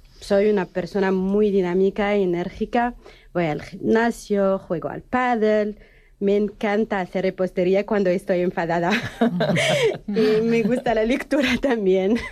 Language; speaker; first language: Spanish; non-native, fluent; Arabic